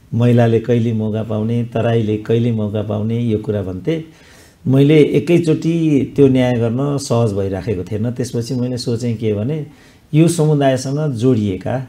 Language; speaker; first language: Nepali; native; Nepali